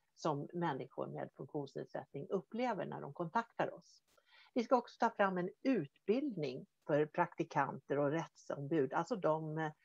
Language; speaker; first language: Swedish; native; Swedish